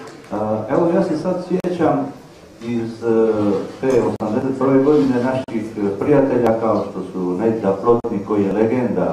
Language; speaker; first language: Serbian; native; Serbian